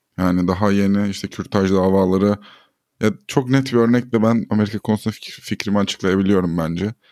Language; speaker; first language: Turkish; native; Turkish